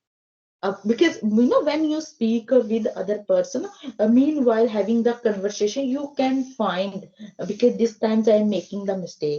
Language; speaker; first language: English; non-native, learner; Hindi